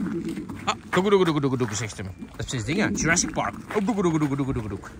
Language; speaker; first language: Dutch; native; Dutch